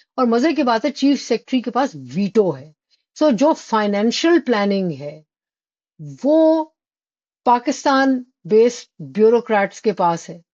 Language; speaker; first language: Urdu; native; Urdu